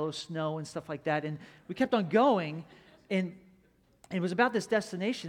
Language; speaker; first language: English; native; English